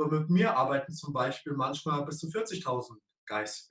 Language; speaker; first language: German; native; German